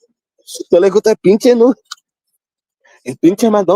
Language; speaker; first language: Spanish; non-native, learner; English